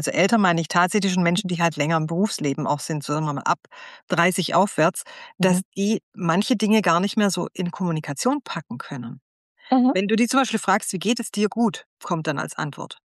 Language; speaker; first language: German; native; German